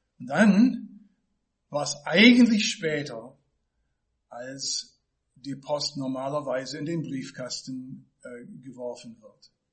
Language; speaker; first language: German; non-native, fluent; English